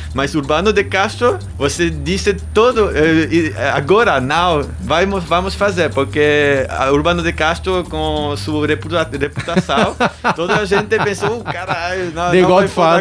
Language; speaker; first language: Portuguese; non-native, learner; German